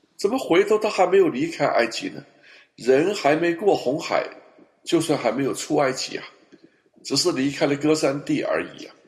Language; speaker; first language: Chinese; native; Chinese